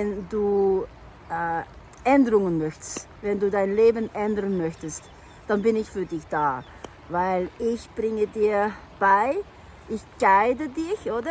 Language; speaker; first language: German; non-native, fluent; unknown